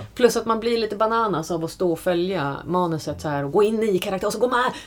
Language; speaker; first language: Swedish; early bilingual, other home language; English